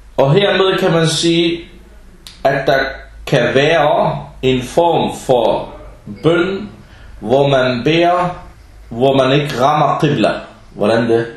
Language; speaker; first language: Danish; non-native, fluent; Arabic